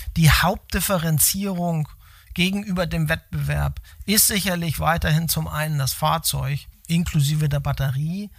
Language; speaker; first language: German; native; German